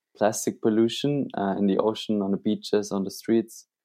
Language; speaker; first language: English; non-native, fluent; German